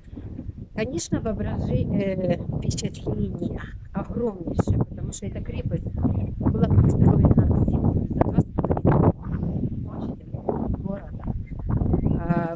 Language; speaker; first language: Russian; native; Russian